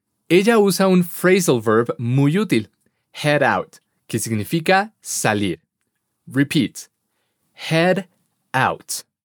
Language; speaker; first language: Spanish; native; Spanish